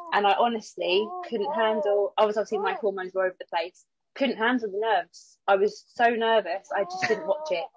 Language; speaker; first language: English; native; English